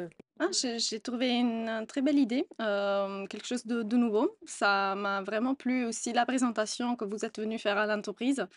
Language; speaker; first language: French; non-native, fluent; Italian